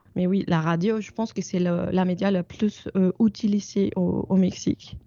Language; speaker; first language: French; non-native, fluent; Spanish